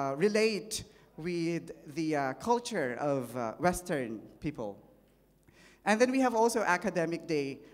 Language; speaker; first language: English; non-native, local second language; Filipino